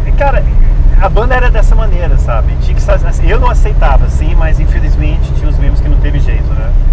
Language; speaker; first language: Portuguese; early bilingual, other home language; English